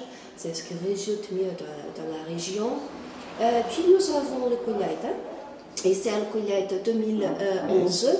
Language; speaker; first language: French; non-native, fluent; Portuguese